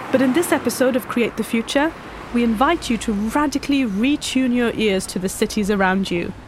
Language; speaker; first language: English; non-native, local second language; Hindi